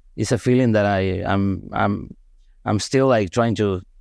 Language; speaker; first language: English; non-native, fluent; Spanish